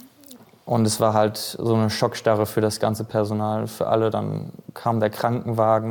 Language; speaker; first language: German; native; German